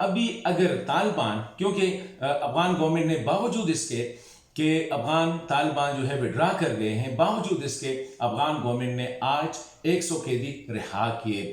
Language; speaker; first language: Hindi; non-native, local second language; Pashto